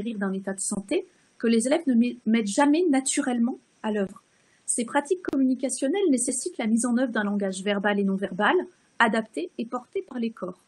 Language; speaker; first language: French; native; French